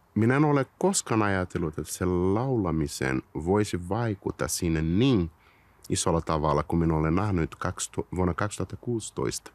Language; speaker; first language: Finnish; non-native, fluent; Portuguese